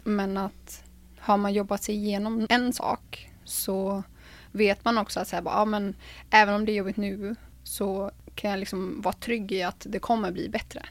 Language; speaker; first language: Swedish; native; Swedish